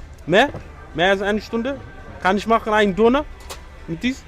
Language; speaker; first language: German; non-native, learner; Amharic